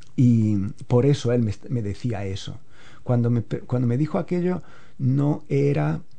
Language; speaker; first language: Spanish; native; Spanish